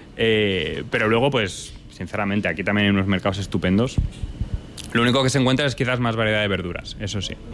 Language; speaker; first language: Spanish; native; Spanish